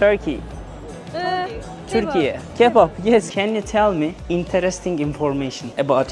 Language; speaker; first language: English; non-native, learner; Turkish